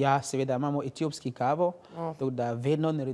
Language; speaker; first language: Slovenian; non-native, learner; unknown